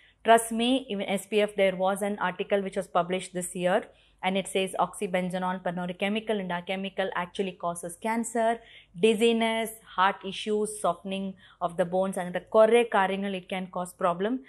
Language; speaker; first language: English; non-native, local second language; Malayalam